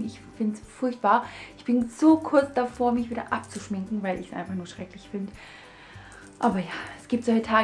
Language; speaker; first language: German; native; German